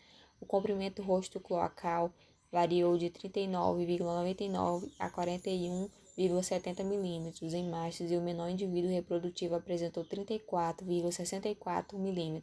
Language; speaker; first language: Portuguese; native; Portuguese